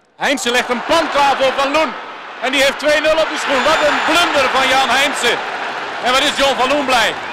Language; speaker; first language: Dutch; native; Dutch